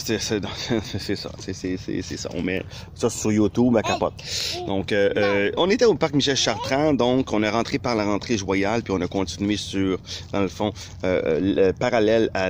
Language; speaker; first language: French; native; French